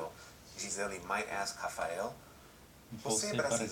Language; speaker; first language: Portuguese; non-native, learner; English